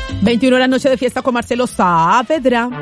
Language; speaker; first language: Spanish; native; Spanish